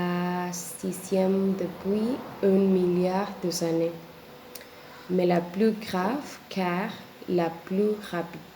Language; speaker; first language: French; non-native, learner; Spanish